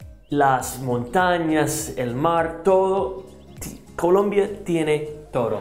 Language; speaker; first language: Spanish; non-native, fluent; English